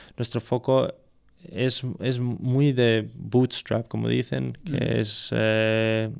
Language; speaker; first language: Spanish; non-native, fluent; French